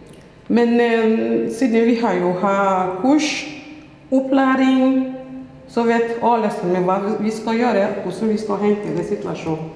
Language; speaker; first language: Norwegian; non-native, fluent; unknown